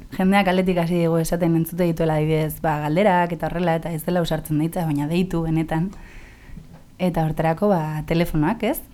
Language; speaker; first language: Basque; native; Basque